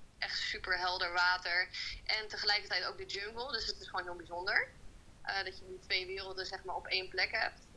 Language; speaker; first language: Dutch; native; Dutch